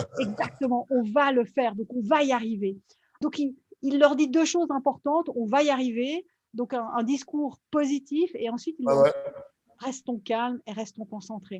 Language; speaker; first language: French; native; French